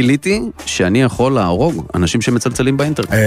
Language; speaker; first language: Hebrew; native; Hebrew